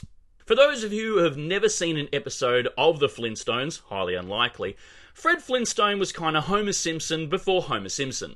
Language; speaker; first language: English; native; English